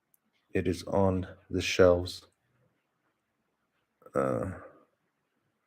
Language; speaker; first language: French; non-native, learner; English